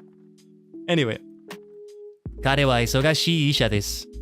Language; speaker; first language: Japanese; non-native, learner; English